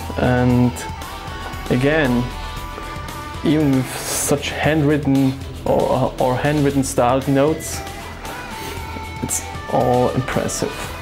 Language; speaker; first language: English; non-native, fluent; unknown